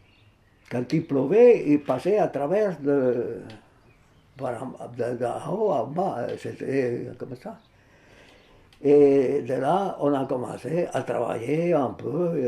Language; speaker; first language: French; non-native, fluent; Spanish